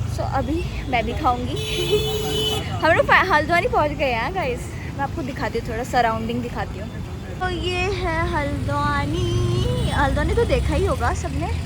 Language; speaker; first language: Hindi; native; Hindi